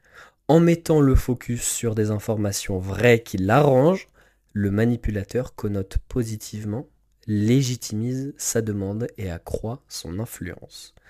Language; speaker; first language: French; native; French